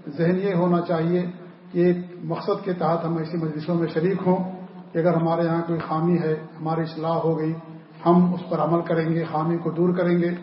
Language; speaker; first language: Urdu; native; Urdu